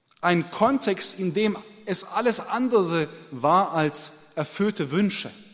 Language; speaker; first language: German; native; German